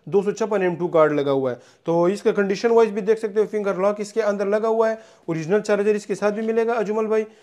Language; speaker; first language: Urdu; non-native, local second language; Punjabi